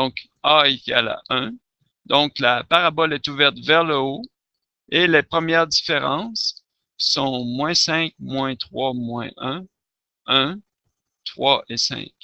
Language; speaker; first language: French; native; French